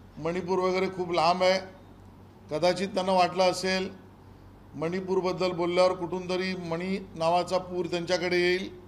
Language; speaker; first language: Marathi; native; Marathi